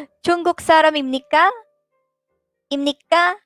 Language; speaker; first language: Korean; non-native, fluent; Filipino